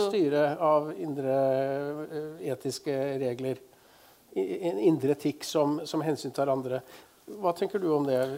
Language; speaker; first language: Norwegian; native; Norwegian